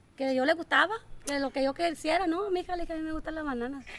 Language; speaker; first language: Spanish; native; Spanish